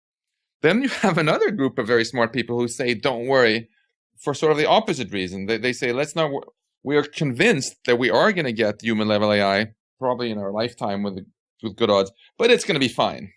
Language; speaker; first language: English; non-native, fluent; Swedish